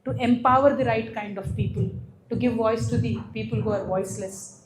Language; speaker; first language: English; non-native, local second language; Telugu